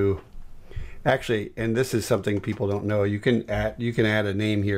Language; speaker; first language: English; native; English